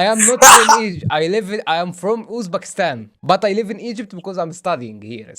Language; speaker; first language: English; non-native, learner; Arabic